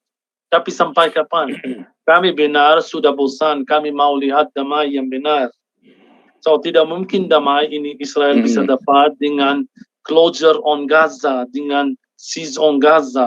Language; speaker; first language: Indonesian; non-native, fluent; Arabic